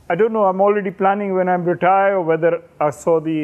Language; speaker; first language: English; non-native, local second language; Urdu